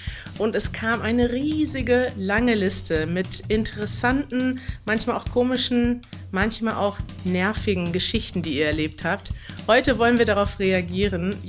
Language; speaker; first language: German; native; German